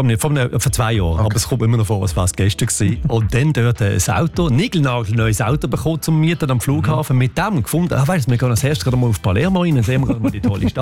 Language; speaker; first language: German; native; German